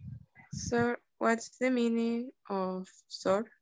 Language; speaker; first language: English; non-native, learner; Spanish